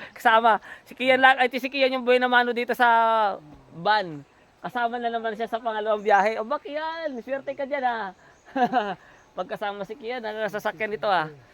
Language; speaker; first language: Filipino; native; Filipino